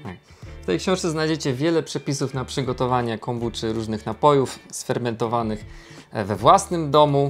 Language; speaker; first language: Polish; native; Polish